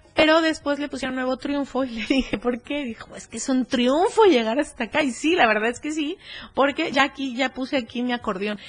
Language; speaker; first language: Spanish; native; Spanish